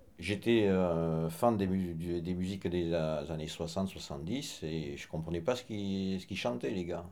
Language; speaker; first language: French; native; French